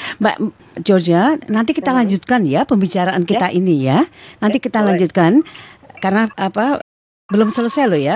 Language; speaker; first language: Indonesian; native; Indonesian